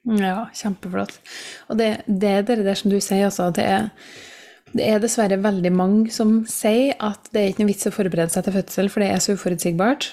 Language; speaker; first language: Norwegian; native; Norwegian